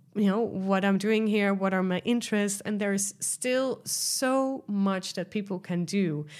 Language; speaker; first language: English; non-native, fluent; Dutch